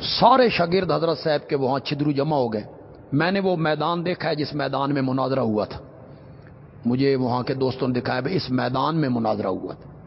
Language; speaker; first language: Urdu; non-native, local second language; Punjabi